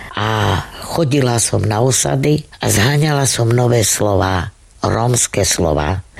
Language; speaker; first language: Slovak; non-native, local second language; Romany